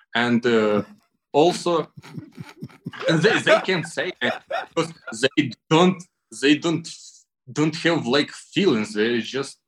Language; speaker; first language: English; non-native, learner; Ukrainian